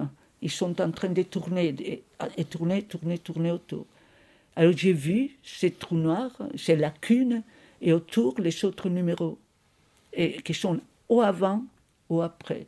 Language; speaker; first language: French; non-native, fluent; Spanish